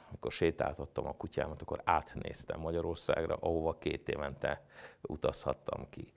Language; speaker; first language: Hungarian; native; Hungarian